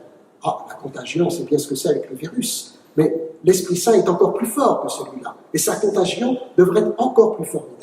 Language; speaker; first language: French; native; French